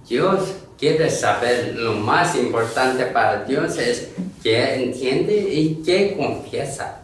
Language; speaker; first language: Spanish; non-native, learner; Korean